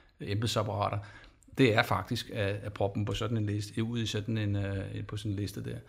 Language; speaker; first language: Danish; native; Danish